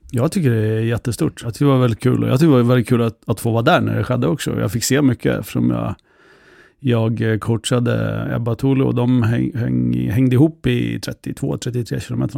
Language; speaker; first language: Swedish; native; Swedish